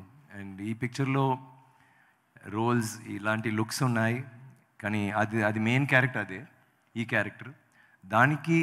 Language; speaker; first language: Telugu; non-native, local second language; Tamil